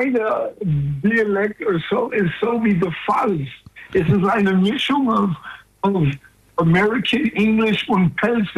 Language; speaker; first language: German; non-native, learner; English